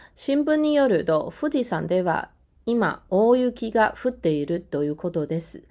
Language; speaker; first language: Japanese; non-native, fluent; Chinese